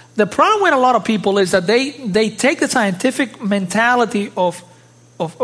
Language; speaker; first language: English; early bilingual, other home language; Spanish